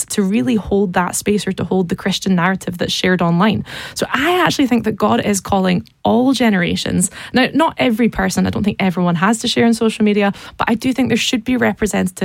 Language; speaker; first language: English; native; English